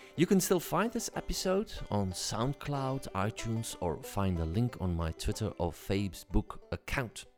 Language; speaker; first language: English; non-native, fluent; Dutch